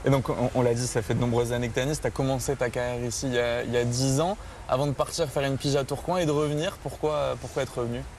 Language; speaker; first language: French; native; French